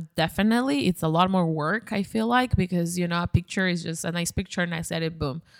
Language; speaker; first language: English; non-native, fluent; Spanish